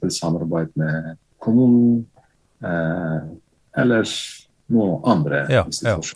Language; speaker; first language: Norwegian; non-native, fluent; Bosnian